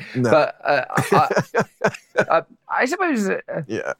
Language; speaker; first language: English; native; English